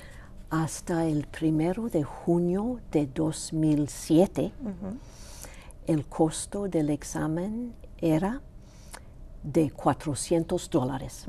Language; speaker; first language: Spanish; non-native, local second language; Greek